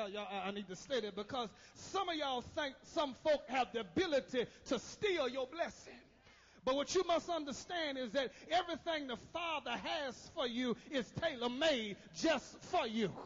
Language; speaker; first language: English; native; English